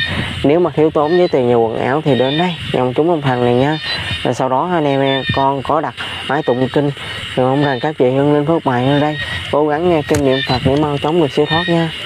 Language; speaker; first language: Vietnamese; native; Vietnamese